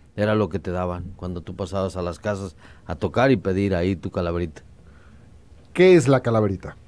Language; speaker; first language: Spanish; native; Spanish